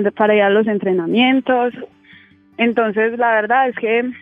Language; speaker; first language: Spanish; native; Spanish